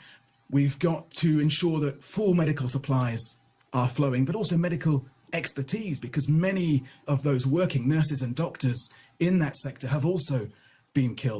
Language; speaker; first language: English; native; English